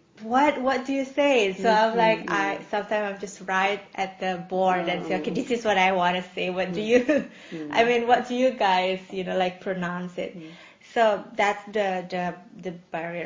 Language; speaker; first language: English; non-native, fluent; Indonesian